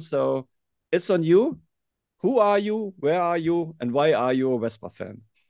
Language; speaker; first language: English; non-native, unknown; German